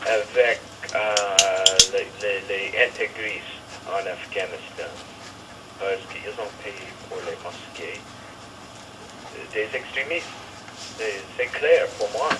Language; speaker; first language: French; non-native, fluent; English